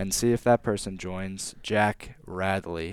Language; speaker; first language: English; native; English